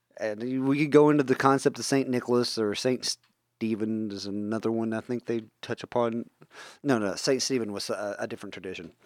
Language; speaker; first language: English; native; English